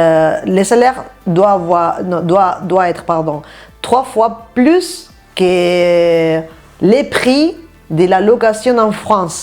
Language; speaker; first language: French; non-native, fluent; Spanish